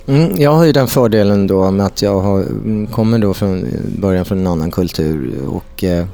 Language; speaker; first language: Swedish; native; Swedish